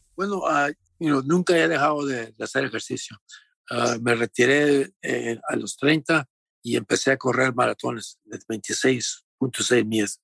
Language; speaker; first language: Spanish; native; Spanish